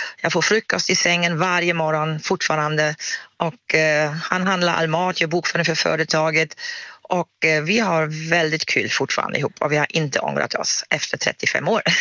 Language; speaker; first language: Swedish; non-native, fluent; German